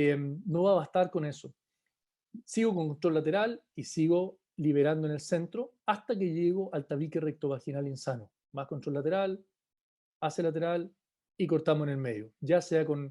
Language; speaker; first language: Spanish; native; Spanish